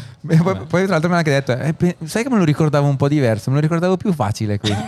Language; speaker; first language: Italian; native; Italian